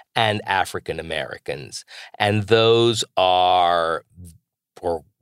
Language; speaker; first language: English; non-native, fluent; Spanish